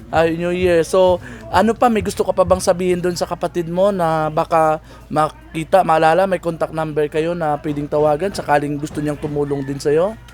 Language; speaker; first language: Filipino; non-native, local second language; Hiligaynon